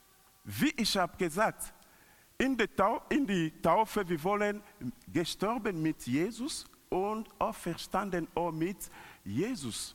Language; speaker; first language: German; non-native, learner; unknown